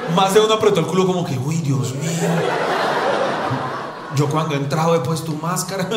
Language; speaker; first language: Spanish; native; Spanish